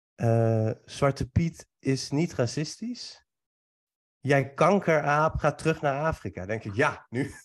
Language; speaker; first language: Dutch; early bilingual, other home language; Persian